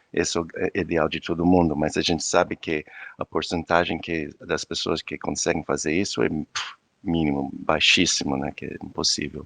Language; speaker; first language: Portuguese; non-native, fluent; English